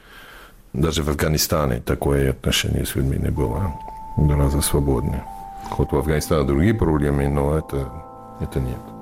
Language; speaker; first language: Russian; non-native, learner; English